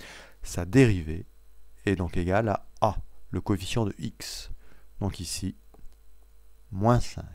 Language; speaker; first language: French; native; French